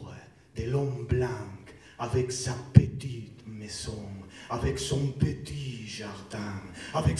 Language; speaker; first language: French; non-native, learner; Spanish